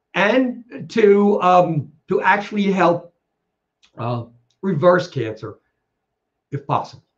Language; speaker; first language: English; native; English